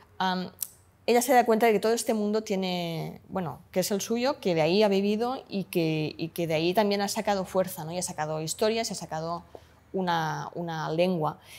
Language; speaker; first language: Spanish; non-native, local second language; Catalan